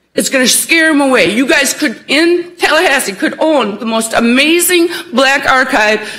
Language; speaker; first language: English; native; English